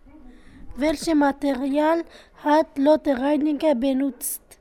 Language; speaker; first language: German; non-native, learner; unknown